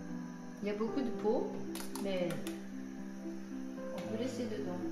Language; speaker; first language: French; non-native, fluent; Japanese